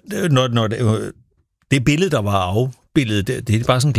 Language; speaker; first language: Danish; native; Danish